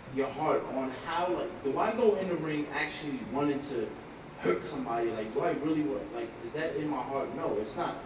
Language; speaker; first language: English; native; English